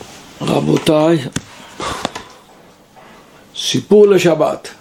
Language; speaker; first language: Hebrew; non-native, local second language; Yiddish